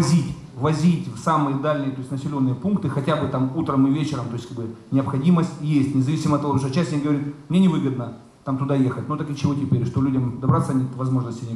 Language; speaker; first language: Russian; native; Russian